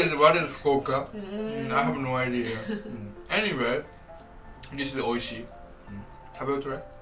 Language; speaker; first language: English; non-native, fluent; Japanese